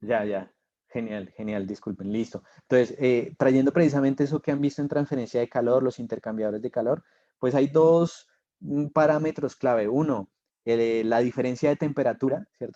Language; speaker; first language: Spanish; native; Spanish